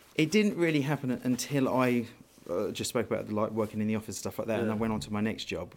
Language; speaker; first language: English; native; English